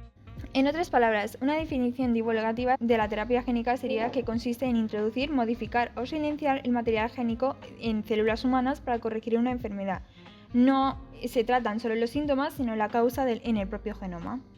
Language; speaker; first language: Spanish; native; Spanish